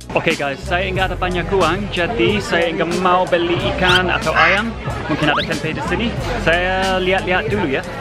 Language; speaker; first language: Indonesian; non-native, fluent; English